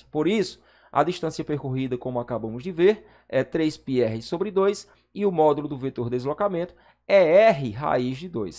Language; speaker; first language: Portuguese; native; Portuguese